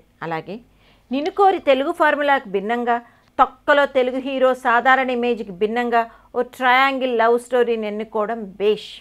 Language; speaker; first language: Telugu; native; Telugu